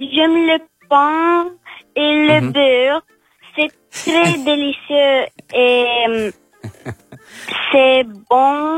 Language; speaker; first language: French; non-native, learner; Romanian